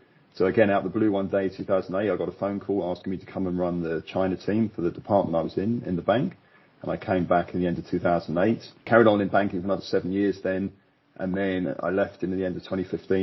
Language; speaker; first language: English; native; English